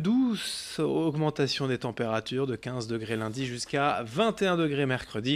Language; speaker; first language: French; native; French